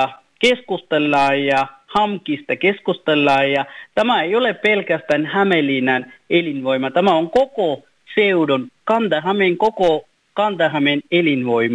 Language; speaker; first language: Finnish; non-native, fluent; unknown